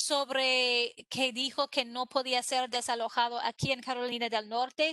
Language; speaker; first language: Spanish; non-native, fluent; English